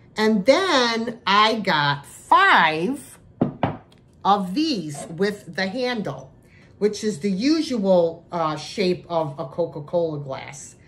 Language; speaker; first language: English; native; English